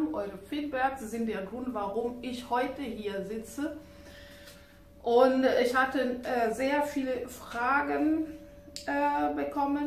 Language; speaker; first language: German; non-native, fluent; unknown